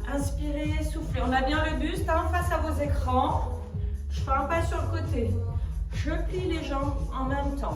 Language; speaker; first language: French; native; French